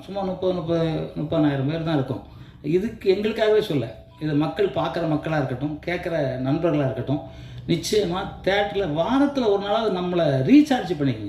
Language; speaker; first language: Tamil; native; Tamil